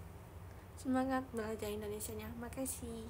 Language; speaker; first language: Indonesian; non-native, learner; Japanese